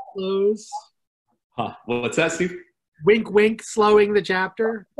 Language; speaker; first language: English; native; English